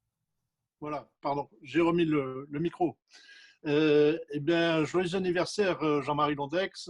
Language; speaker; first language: French; native; French